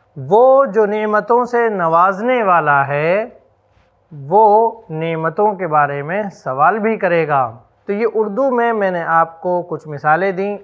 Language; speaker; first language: Urdu; native; Urdu